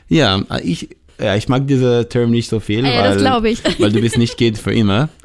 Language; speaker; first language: German; non-native, learner; Hebrew